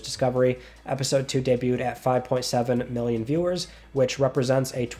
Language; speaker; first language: English; native; English